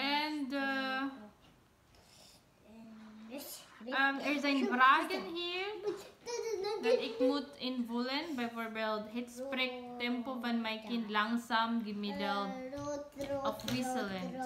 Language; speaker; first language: Dutch; non-native, learner; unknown